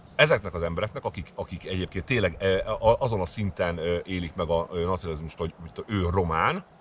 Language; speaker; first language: Hungarian; native; Hungarian